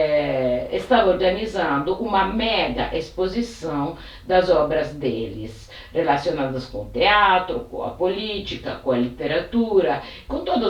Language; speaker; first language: Portuguese; non-native, fluent; Italian